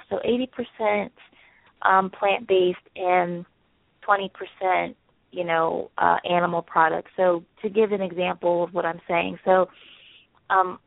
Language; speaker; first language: English; native; English